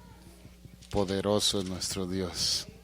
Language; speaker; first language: Spanish; native; Spanish